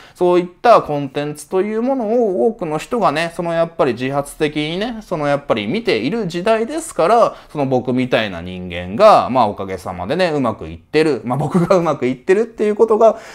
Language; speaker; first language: Japanese; native; Japanese